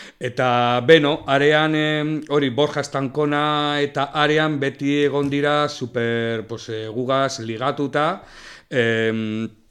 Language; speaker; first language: Basque; native; Basque